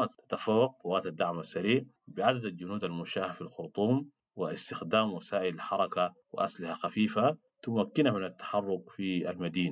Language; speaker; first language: Arabic; native; Arabic